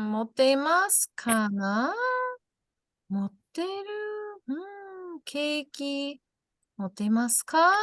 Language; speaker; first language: Japanese; non-native, fluent; English